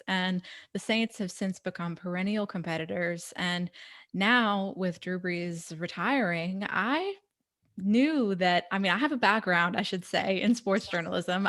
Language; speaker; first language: English; native; English